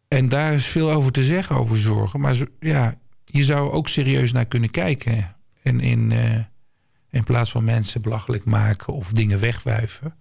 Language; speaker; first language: Dutch; early bilingual, other home language; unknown